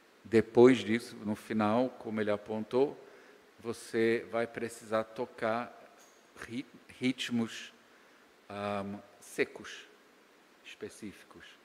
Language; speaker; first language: Portuguese; native; Portuguese